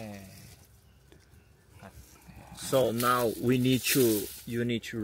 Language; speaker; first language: English; non-native, learner; Portuguese